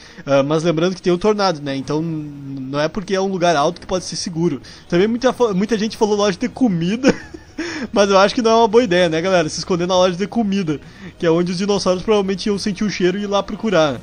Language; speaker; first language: Portuguese; native; Portuguese